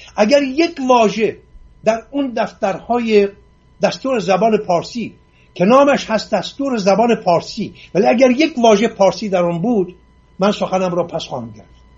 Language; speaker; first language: Persian; non-native, local second language; Assyrian Neo-Aramaic